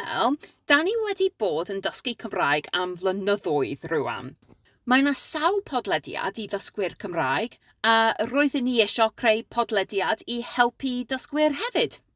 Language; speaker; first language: Welsh; non-native, learner; English